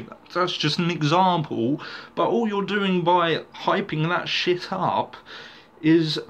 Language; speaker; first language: English; native; English